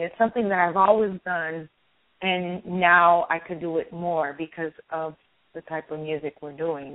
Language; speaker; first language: English; native; English